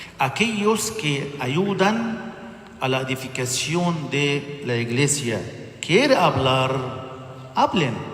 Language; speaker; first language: Spanish; non-native, learner; Arabic